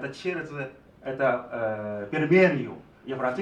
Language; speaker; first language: Russian; non-native, learner; Chinese